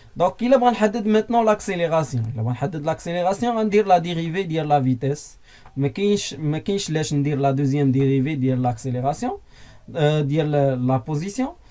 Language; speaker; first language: French; non-native, local second language; Arabic